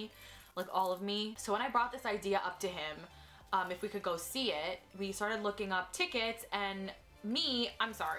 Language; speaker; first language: English; native; English